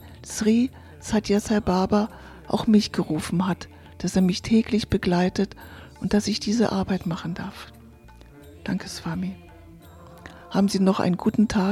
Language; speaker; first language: German; native; German